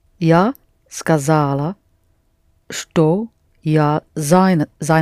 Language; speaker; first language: Russian; non-native, learner; English